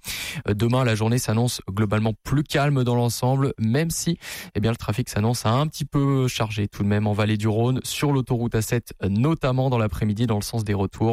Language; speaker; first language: French; native; French